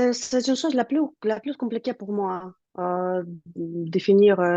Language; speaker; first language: French; non-native, learner; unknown